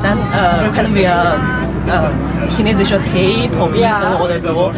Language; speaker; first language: German; non-native, fluent; Chinese